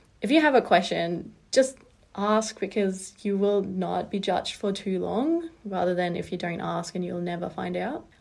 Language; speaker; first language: English; non-native, fluent; German